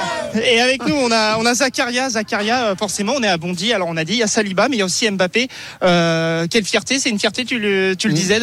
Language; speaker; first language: French; native; French